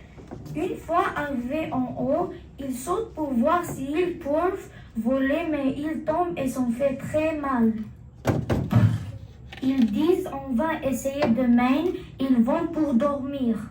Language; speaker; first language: French; non-native, learner; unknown